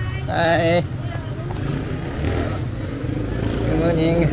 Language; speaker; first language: English; non-native, learner; Japanese